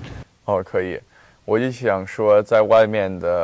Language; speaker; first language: Chinese; early bilingual, heritage; Chinese